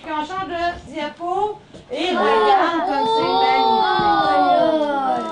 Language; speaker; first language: French; native; French